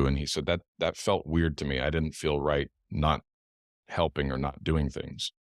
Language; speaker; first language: English; native; English